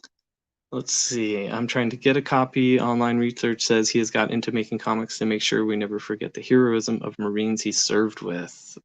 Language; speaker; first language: English; native; English